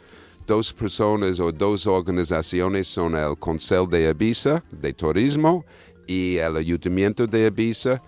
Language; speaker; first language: Spanish; non-native, fluent; English